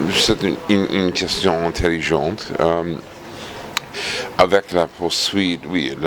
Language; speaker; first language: French; non-native, fluent; English